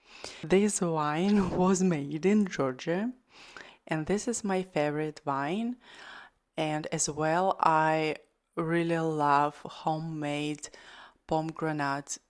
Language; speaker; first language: English; non-native, fluent; Georgian